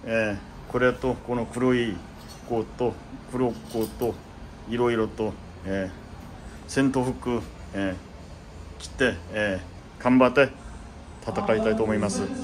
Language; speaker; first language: Japanese; non-native, fluent; Korean